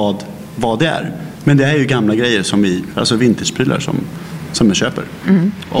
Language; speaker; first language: Swedish; native; Swedish